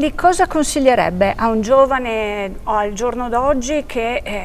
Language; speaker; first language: Italian; native; Italian